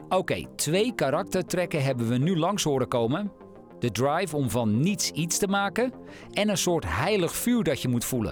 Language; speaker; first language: Dutch; native; Dutch